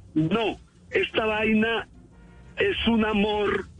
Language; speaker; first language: Spanish; native; Spanish